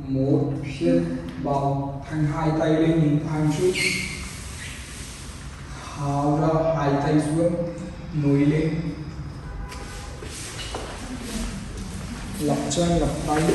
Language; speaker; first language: Vietnamese; non-native, learner; Hindi